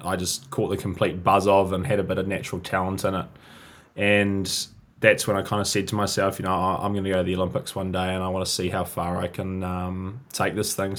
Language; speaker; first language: English; native; English